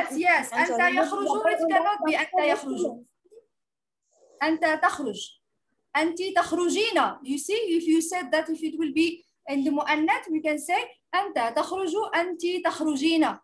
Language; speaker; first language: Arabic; non-native, fluent; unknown